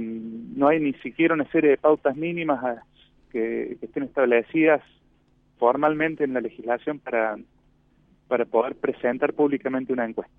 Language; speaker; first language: Spanish; native; Spanish